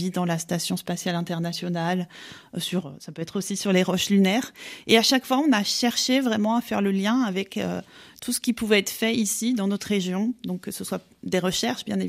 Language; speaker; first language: French; native; French